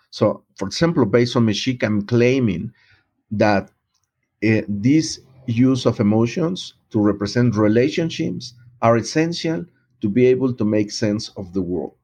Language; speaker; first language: English; non-native, fluent; Spanish